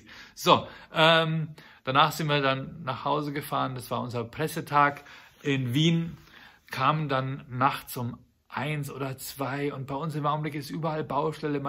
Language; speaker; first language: German; native; German